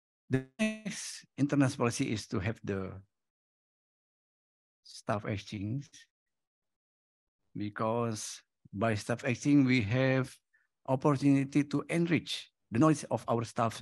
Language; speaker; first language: English; non-native, fluent; Indonesian